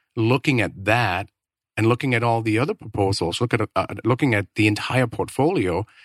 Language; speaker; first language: English; non-native, fluent; Danish